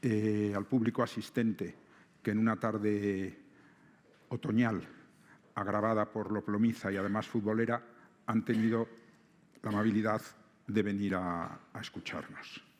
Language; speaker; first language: Spanish; native; Spanish